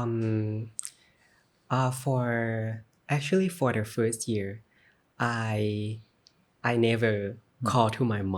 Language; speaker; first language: English; non-native, learner; Thai